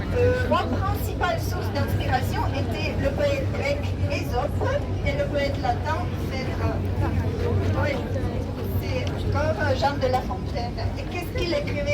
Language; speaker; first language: French; non-native, fluent; Russian